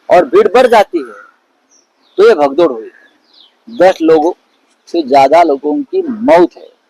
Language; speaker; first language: Hindi; non-native, local second language; Marathi